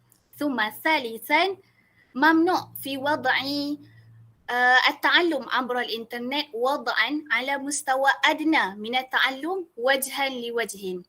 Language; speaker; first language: Arabic; non-native, learner; Malay